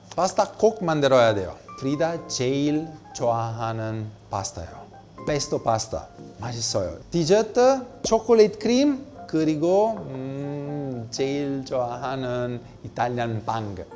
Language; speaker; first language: Korean; non-native, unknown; Italian